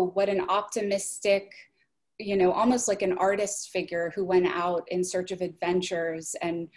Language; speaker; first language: English; native; English